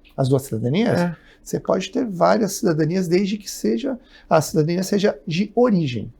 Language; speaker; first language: Portuguese; native; Portuguese